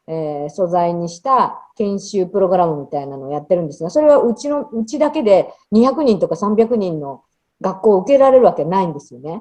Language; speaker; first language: Japanese; native; Japanese